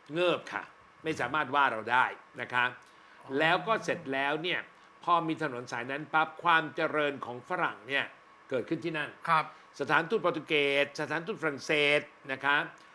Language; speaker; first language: Thai; native; Thai